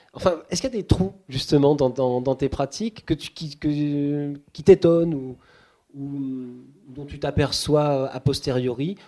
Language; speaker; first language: French; native; French